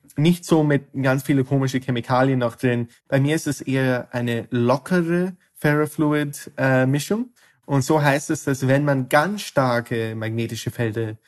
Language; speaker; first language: German; non-native, fluent; English